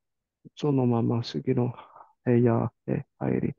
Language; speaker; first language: Japanese; non-native, learner; English